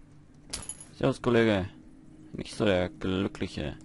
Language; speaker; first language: German; native; German